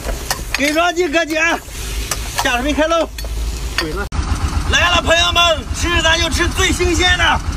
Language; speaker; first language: Chinese; native; Chinese